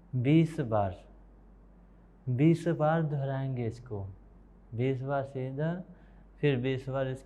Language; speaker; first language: Hindi; native; Hindi